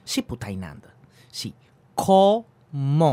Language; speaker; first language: Chinese; non-native, learner; Spanish